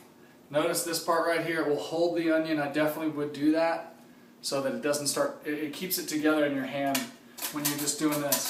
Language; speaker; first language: English; native; English